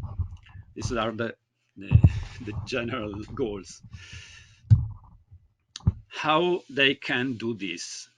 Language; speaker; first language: English; non-native, learner; Italian